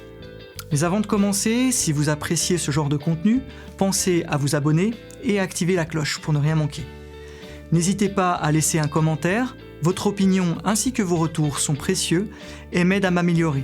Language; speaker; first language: French; native; French